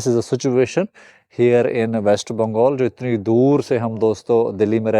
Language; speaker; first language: Hindi; native; Hindi